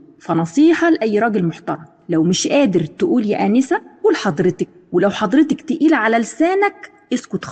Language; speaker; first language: Arabic; native; Arabic